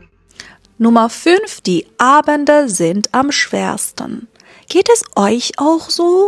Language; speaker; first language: German; non-native, fluent; Persian